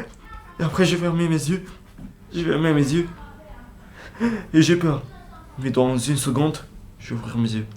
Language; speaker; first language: French; non-native, learner; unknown